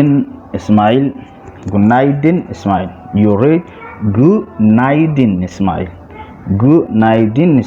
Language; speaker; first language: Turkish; non-native, learner; Somali